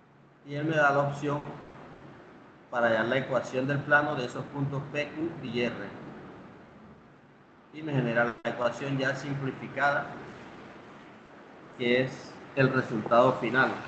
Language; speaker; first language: Spanish; native; Spanish